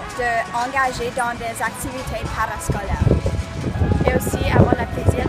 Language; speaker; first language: French; non-native, learner; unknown